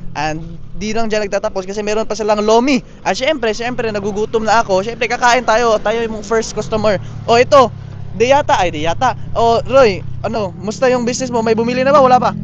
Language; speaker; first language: Filipino; non-native, local second language; Cebuano